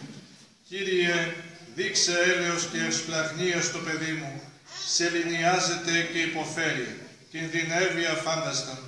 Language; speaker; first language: Greek; native; Greek